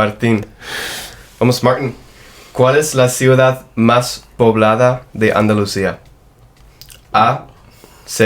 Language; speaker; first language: Spanish; non-native, fluent; English